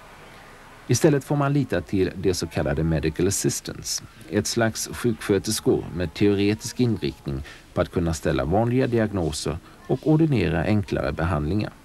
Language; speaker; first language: Swedish; native; Swedish